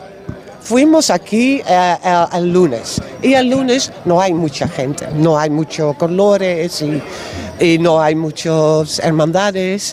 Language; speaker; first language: Spanish; non-native, learner; Dutch